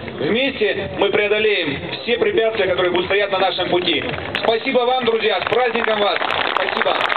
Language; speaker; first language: Russian; native; Russian